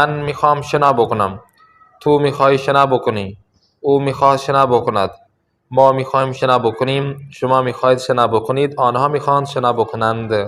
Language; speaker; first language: Persian; non-native, fluent; Urdu